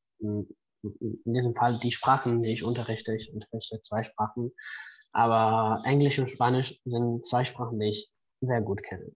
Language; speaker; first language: German; non-native, fluent; Spanish